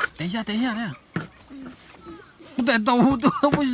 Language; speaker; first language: Chinese; native; Chinese